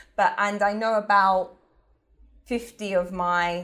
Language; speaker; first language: English; native; English